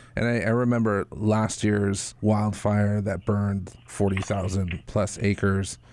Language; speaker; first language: English; native; English